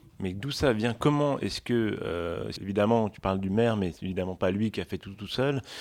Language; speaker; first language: French; native; French